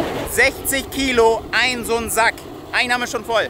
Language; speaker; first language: German; native; German